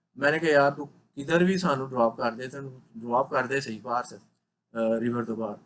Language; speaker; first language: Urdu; non-native, local second language; Punjabi